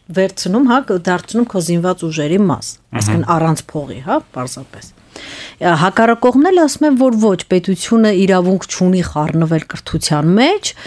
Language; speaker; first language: Armenian; native; Armenian